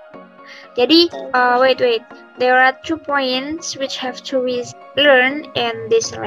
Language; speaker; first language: English; non-native, learner; Indonesian